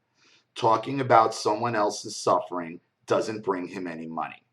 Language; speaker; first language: English; native; English